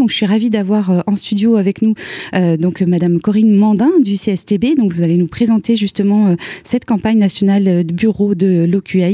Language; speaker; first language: French; native; French